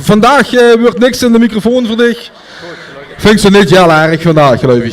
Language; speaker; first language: Dutch; native; Dutch